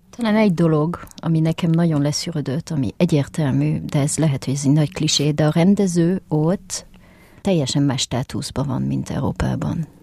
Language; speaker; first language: Hungarian; early bilingual, heritage; French